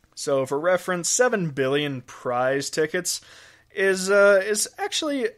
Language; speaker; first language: English; native; English